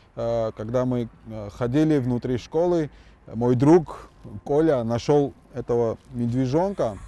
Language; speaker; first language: Russian; non-native, local second language; Georgian